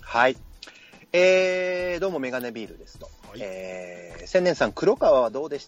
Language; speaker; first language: Japanese; native; Japanese